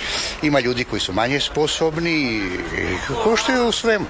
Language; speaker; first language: Serbian; native; Serbian